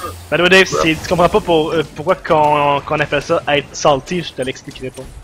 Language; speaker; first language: French; native; French